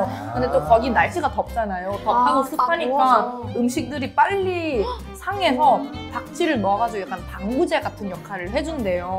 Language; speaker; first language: Korean; non-native, fluent; Thai